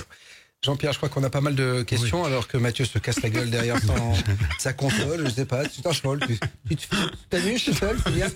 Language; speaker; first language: French; native; French